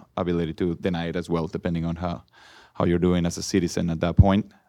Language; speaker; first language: English; non-native, fluent; Spanish